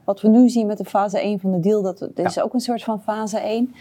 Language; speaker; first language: Dutch; native; Dutch